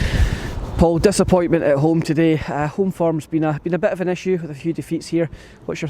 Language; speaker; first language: English; native; English